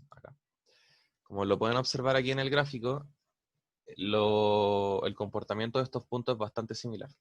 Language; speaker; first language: Spanish; native; Spanish